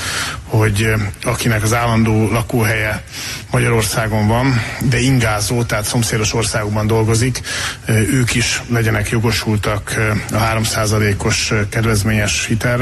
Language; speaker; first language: Hungarian; native; Hungarian